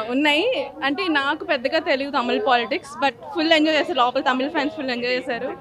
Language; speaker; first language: Telugu; non-native, local second language; Tamil